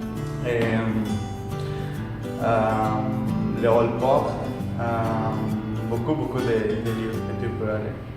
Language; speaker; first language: French; non-native, learner; Spanish